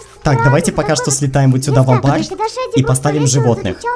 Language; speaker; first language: Russian; native; Russian